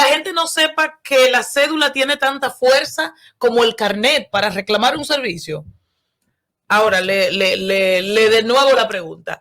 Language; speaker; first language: Spanish; native; Spanish